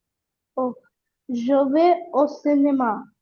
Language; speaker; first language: French; non-native, learner; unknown